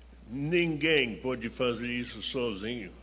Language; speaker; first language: Portuguese; non-native, fluent; English